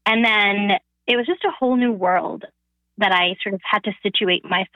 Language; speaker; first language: English; non-native, fluent; Bangla